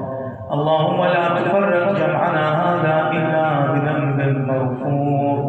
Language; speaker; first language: Arabic; native; Arabic